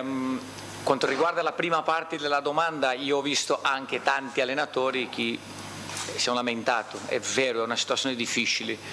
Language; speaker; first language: Italian; non-native, fluent; Portuguese